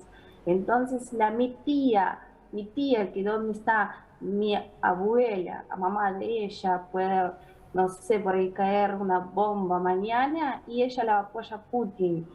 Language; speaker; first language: Spanish; non-native, fluent; Ukrainian